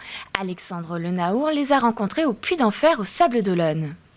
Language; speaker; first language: French; native; French